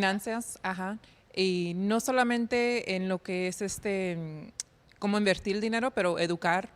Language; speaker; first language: Spanish; early bilingual, heritage; Spanish